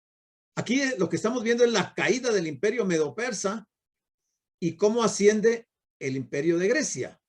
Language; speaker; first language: Spanish; native; Spanish